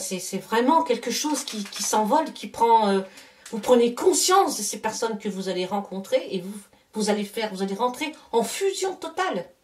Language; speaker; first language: French; native; French